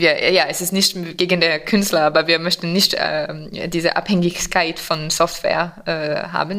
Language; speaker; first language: German; non-native, fluent; French